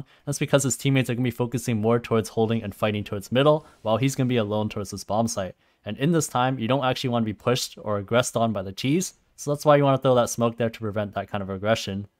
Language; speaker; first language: English; native; English